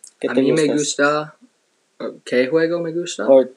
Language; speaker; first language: Spanish; non-native, learner; English